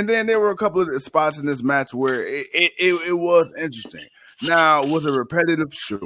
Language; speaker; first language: English; native; English